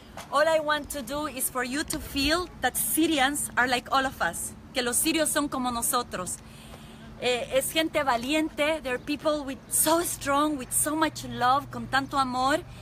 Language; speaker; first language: English; non-native, fluent; Spanish